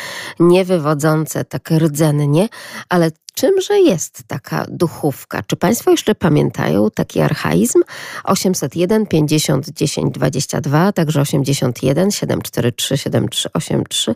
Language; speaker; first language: Polish; native; Polish